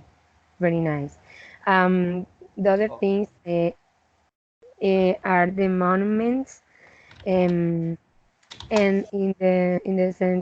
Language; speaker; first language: English; non-native, learner; Spanish